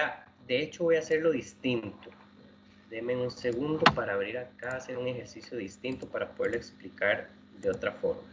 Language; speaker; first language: Spanish; native; Spanish